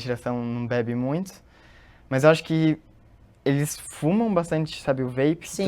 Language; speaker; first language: Portuguese; early bilingual, heritage; Portuguese